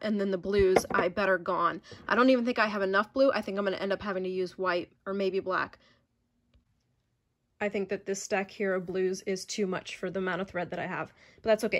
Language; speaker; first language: English; native; English